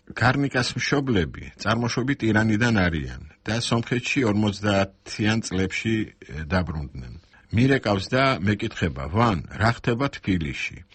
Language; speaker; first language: Georgian; non-native, local second language; Armenian